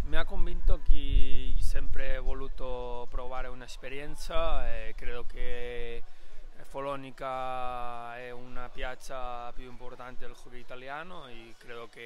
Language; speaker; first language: Italian; non-native, learner; Spanish